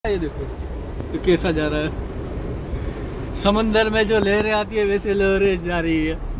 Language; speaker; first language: Hindi; non-native, local second language; Gujarati